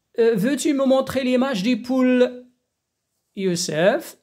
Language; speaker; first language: French; non-native, local second language; Arabic